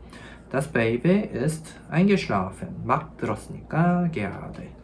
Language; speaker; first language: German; non-native, fluent; Korean